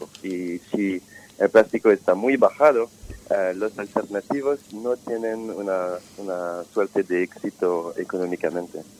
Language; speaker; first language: Spanish; non-native, fluent; French